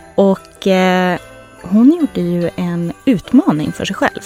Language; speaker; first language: Swedish; native; Swedish